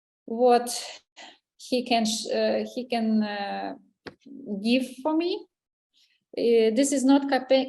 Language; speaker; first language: English; non-native, learner; Russian